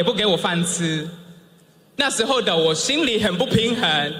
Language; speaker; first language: Chinese; non-native, fluent; Swahili